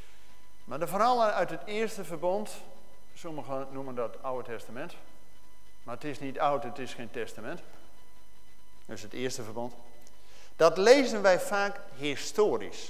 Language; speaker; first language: Dutch; native; Dutch